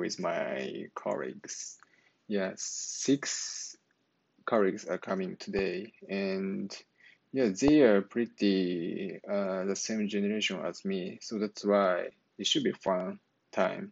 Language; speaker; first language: English; non-native, learner; Japanese